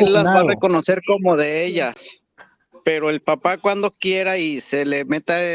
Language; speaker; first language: Spanish; native; Spanish